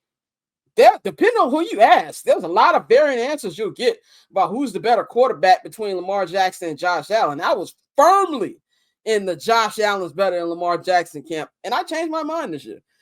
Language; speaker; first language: English; native; English